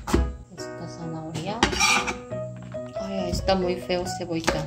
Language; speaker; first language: Spanish; non-native, fluent; Korean